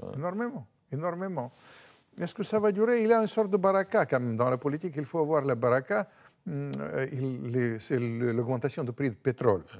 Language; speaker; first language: French; non-native, fluent; Russian